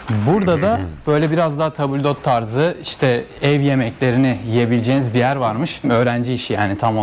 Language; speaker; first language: Turkish; native; Turkish